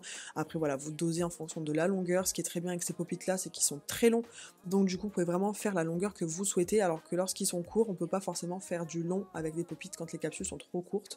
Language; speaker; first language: French; native; French